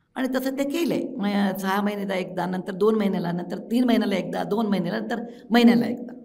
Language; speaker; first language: Marathi; non-native, local second language; Kannada